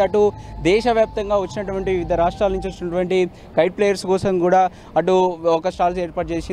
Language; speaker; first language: Telugu; native; Telugu